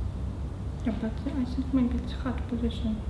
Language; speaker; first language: English; non-native, learner; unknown